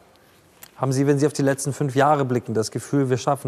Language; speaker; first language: German; native; German